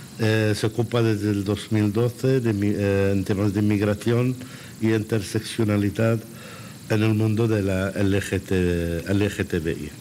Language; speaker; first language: Spanish; non-native, fluent; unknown